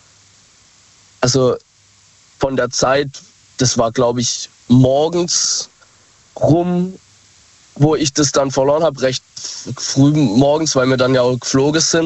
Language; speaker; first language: German; native; German